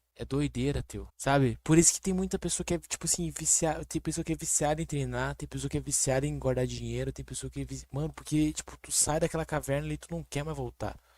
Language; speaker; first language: Portuguese; native; Portuguese